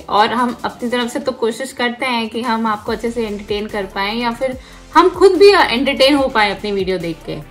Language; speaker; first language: Hindi; native; Hindi